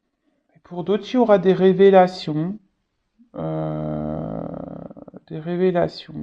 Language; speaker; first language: French; native; French